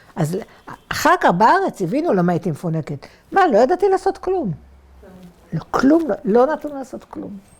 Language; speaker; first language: Hebrew; non-native, fluent; French